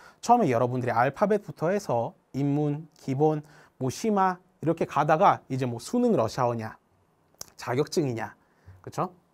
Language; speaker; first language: Korean; native; Korean